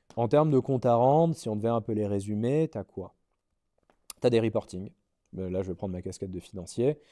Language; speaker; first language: French; native; French